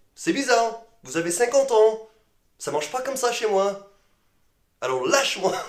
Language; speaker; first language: French; non-native, fluent; English